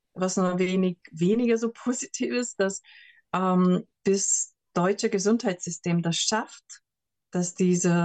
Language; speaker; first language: German; non-native, fluent; Hungarian